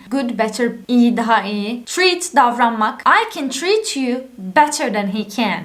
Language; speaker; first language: English; non-native, fluent; Turkish